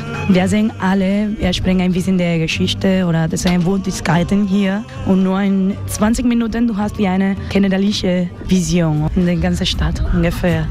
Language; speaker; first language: German; non-native, learner; Spanish